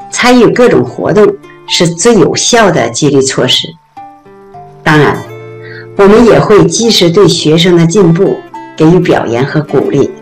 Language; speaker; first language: Chinese; native; Chinese